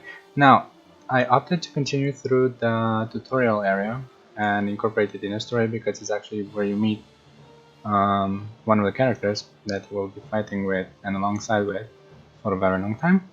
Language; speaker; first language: English; non-native, fluent; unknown